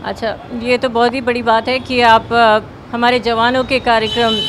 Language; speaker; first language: Hindi; non-native, local second language; Telugu